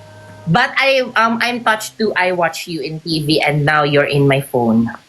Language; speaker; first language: English; non-native, fluent; Filipino